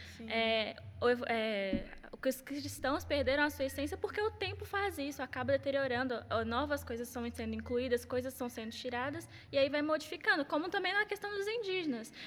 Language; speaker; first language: Portuguese; native; Portuguese